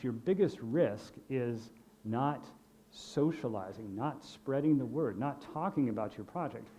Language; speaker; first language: English; native; English